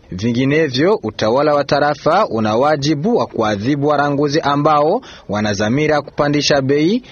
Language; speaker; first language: Swahili; non-native, local second language; Rundi